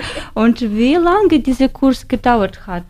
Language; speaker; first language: German; non-native, learner; Ukrainian